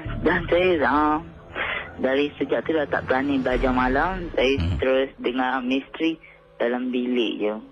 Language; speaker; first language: Malay; native; Malay